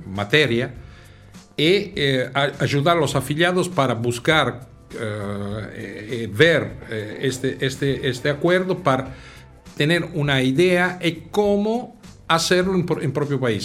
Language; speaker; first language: Spanish; non-native, fluent; Italian